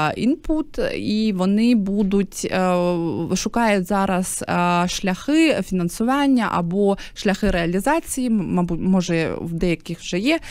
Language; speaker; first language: Ukrainian; native; Ukrainian